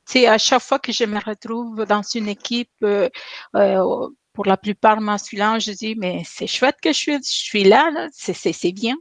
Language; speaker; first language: French; non-native, fluent; Spanish